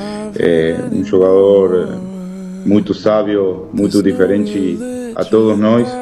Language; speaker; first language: Portuguese; non-native, fluent; Spanish